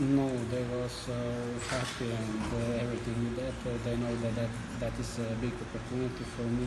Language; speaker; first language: English; non-native, learner; Croatian